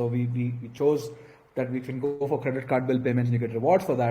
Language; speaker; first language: English; non-native, local second language; Gujarati